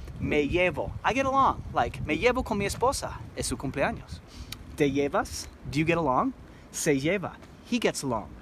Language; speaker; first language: Spanish; non-native, fluent; English